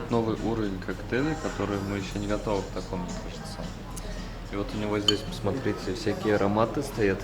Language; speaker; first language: Russian; native; Russian